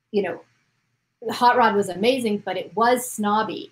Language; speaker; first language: English; native; English